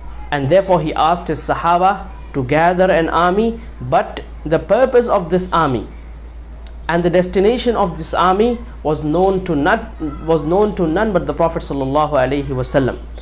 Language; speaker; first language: English; non-native, local second language; Urdu